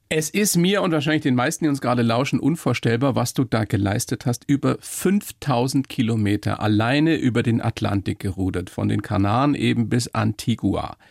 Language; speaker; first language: German; native; German